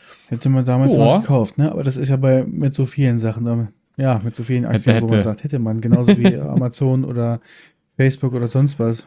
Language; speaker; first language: German; native; German